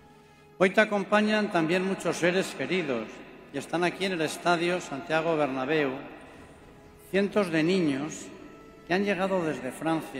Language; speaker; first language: Spanish; native; Spanish